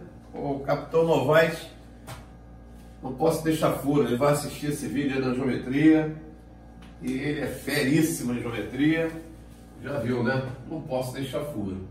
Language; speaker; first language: Portuguese; native; Portuguese